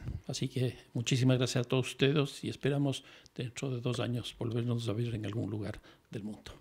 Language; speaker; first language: Spanish; native; Spanish